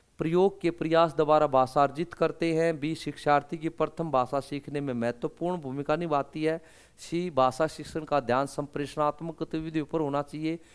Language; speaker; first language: Hindi; native; Hindi